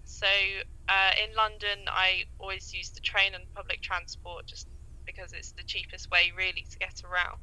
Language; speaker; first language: English; native; English